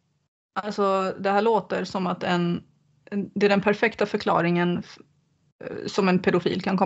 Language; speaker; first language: Swedish; native; Swedish